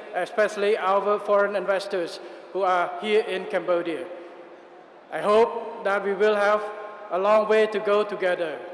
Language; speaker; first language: English; non-native, fluent; Khmer